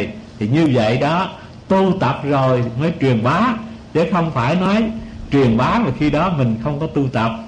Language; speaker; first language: Vietnamese; native; Vietnamese